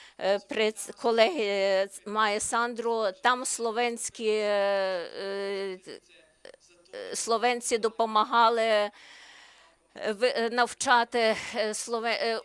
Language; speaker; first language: Ukrainian; non-native, learner; Slovenian